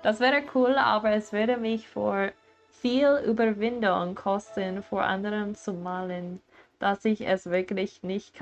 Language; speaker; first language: German; non-native, learner; English